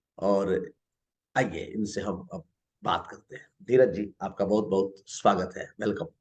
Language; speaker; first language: Hindi; native; Hindi